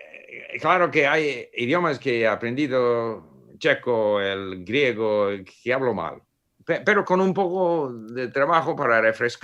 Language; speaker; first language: Spanish; non-native, fluent; English